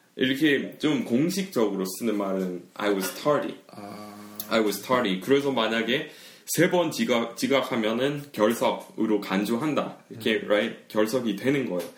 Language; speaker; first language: Korean; early bilingual, heritage; Korean